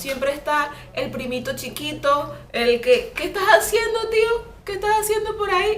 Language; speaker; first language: Spanish; native; Spanish